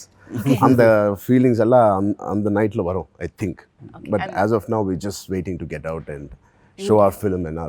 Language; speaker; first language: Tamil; non-native, fluent; Telugu